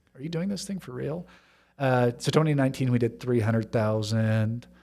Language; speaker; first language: English; native; English